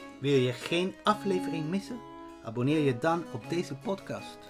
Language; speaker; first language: Dutch; non-native, fluent; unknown